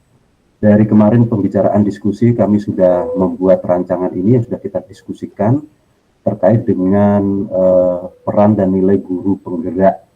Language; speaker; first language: Indonesian; native; Indonesian